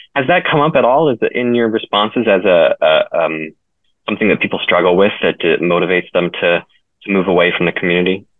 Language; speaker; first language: English; native; English